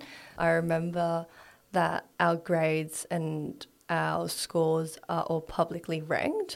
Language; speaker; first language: English; non-native, local second language; Cantonese